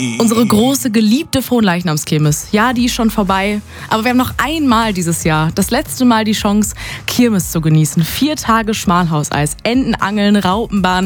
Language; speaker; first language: German; native; German